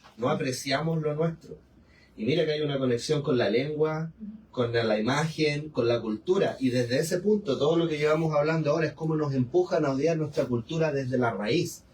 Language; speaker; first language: Spanish; native; Spanish